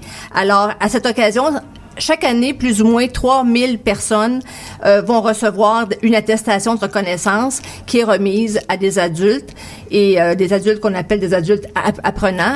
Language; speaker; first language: French; native; French